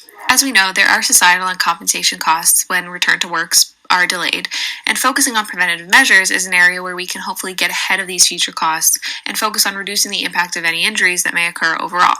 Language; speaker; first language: English; native; English